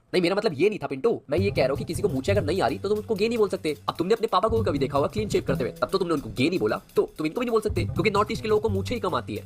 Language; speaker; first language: Hindi; non-native, local second language; Assamese